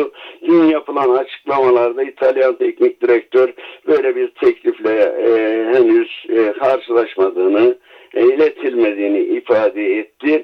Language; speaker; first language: Turkish; native; Turkish